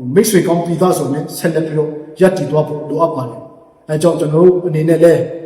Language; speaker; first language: Burmese; non-native, local second language; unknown